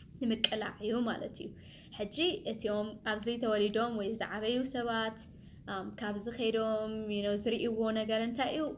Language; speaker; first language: Tigrinya; early bilingual, heritage; Tigrinya